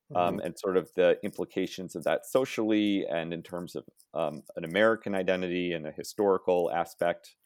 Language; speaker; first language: English; native; English